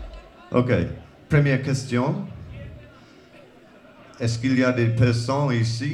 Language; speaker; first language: French; non-native, learner; English